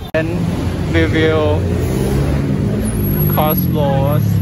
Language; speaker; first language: English; non-native, learner; Thai